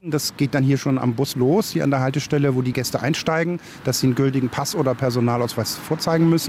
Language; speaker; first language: German; native; German